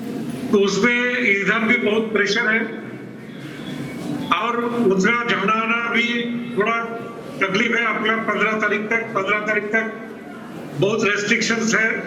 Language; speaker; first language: Hindi; non-native, local second language; Nepali